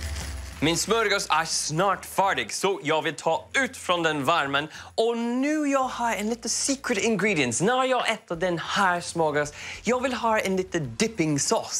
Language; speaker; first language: Swedish; non-native, learner; English